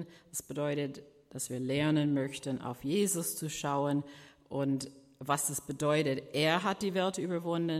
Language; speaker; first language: German; non-native, fluent; English